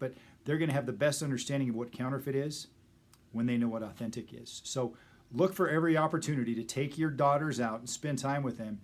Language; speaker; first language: English; native; English